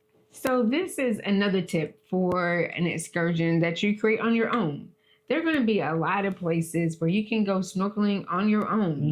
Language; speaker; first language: English; native; English